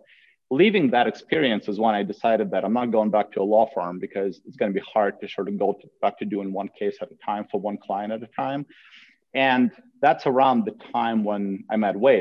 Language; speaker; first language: English; non-native, fluent; Russian